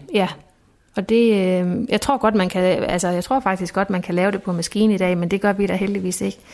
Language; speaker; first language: Danish; native; Danish